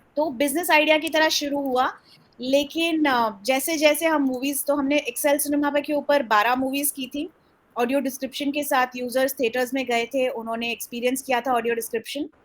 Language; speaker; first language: Hindi; early bilingual, heritage; Hindi